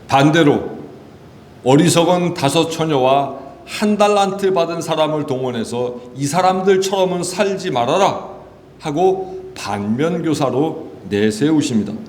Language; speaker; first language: Korean; native; Korean